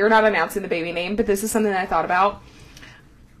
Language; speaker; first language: English; native; English